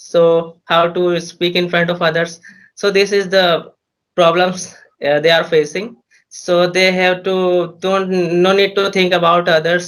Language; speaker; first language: English; non-native, learner; Hindi